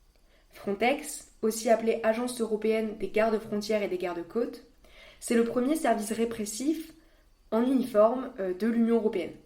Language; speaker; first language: French; native; French